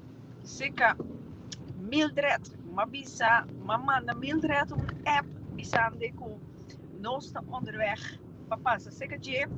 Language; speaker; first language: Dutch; non-native, local second language; Papiamento